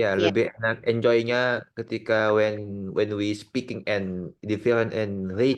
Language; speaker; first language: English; non-native, learner; Indonesian